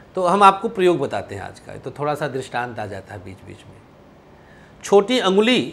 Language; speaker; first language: Hindi; non-native, local second language; Awadhi